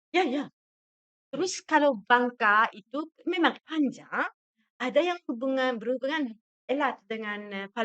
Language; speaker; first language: Indonesian; non-native, fluent; Japanese